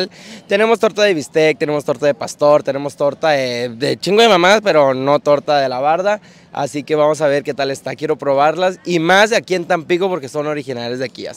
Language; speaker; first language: Spanish; native; Spanish